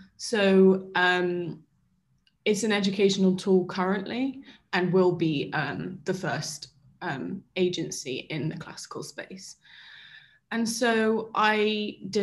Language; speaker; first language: English; native; English